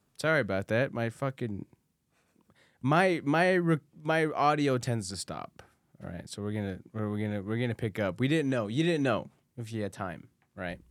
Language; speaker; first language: English; early bilingual, other home language; Spanish